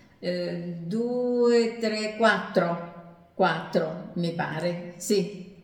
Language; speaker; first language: Italian; native; Italian